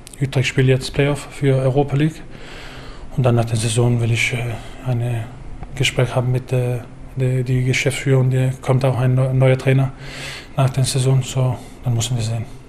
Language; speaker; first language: German; non-native, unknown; Danish